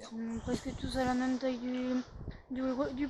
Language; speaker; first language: French; native; French